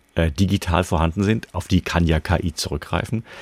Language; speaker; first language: German; native; German